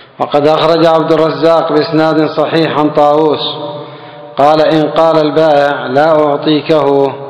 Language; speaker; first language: Arabic; native; Arabic